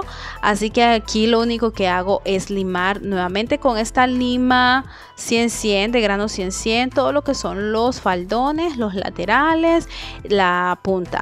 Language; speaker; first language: Spanish; native; Spanish